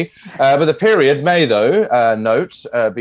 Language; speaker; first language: English; native; English